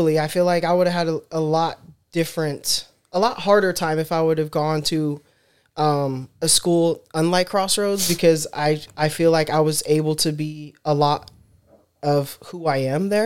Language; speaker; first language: English; native; English